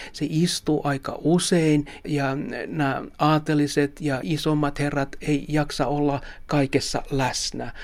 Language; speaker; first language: Finnish; non-native, local second language; Swedish